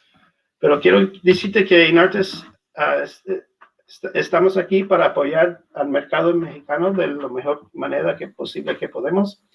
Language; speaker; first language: Spanish; non-native, learner; English